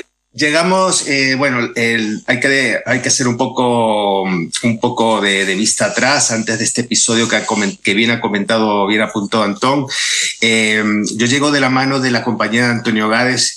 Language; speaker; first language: Spanish; native; Spanish